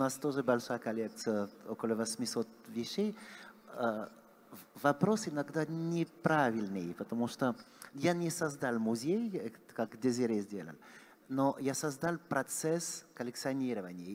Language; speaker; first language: Russian; non-native, fluent; French